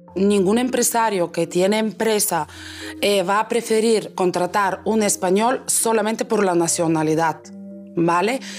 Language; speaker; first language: Spanish; non-native, fluent; Bulgarian